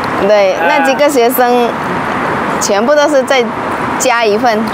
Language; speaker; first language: Chinese; non-native, fluent; Indonesian